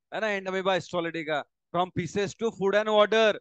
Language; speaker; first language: Hindi; non-native, local second language; Marathi